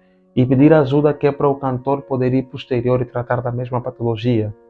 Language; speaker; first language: Portuguese; native; Portuguese